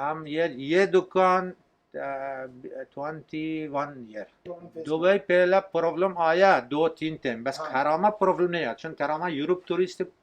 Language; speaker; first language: Hindi; non-native, learner; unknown